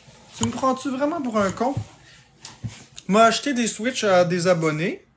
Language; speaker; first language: French; native; French